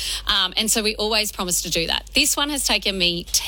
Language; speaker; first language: English; native; English